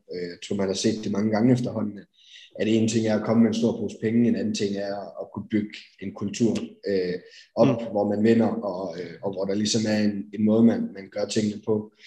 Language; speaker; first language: Danish; native; Danish